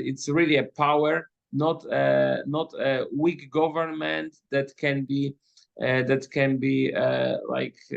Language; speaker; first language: English; non-native, fluent; Polish